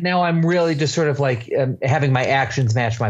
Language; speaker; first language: English; native; English